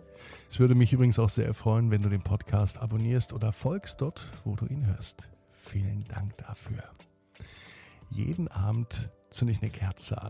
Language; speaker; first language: German; native; German